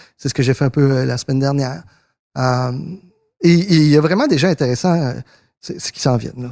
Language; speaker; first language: French; early bilingual, other home language; Spanish